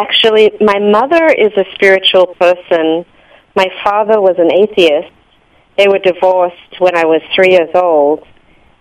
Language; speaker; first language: English; native; English